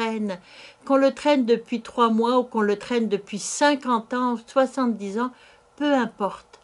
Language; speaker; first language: French; native; French